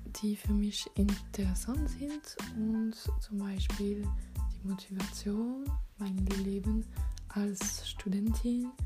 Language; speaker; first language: German; non-native, learner; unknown